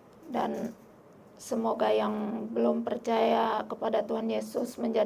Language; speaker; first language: Indonesian; non-native, local second language; Sasak